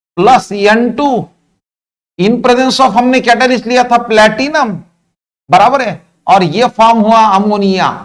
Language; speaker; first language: Hindi; non-native, local second language; Marathi